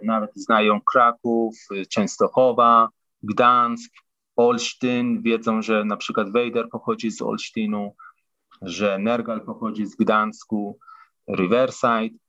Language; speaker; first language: Polish; non-native, fluent; Persian